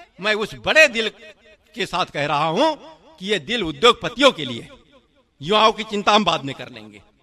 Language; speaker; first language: Hindi; native; Hindi